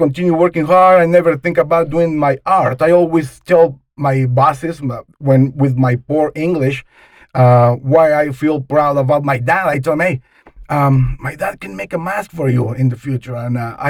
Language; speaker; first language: English; non-native, learner; Spanish